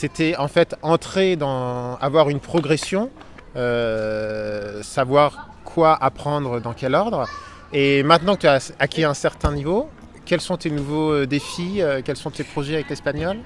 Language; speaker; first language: French; native; French